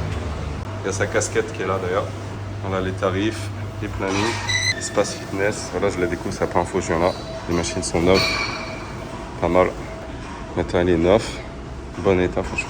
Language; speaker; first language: French; native; French